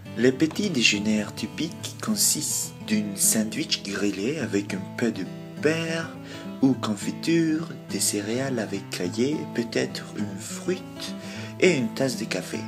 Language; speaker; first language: French; non-native, learner; Swedish